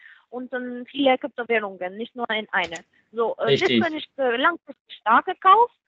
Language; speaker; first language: German; non-native, fluent; Spanish